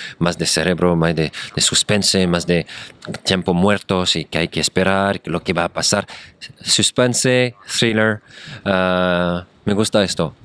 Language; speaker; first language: Spanish; non-native, fluent; French